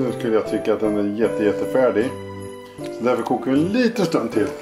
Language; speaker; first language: Swedish; native; Swedish